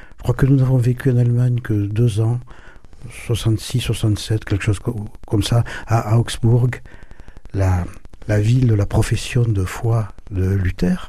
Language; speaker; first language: French; native; French